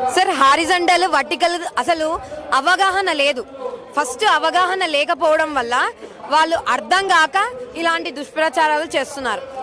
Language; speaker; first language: Telugu; native; Telugu